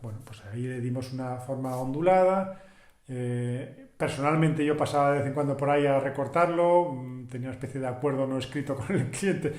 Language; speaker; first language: Spanish; native; Spanish